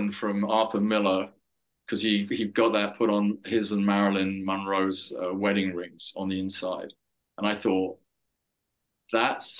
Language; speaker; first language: English; native; English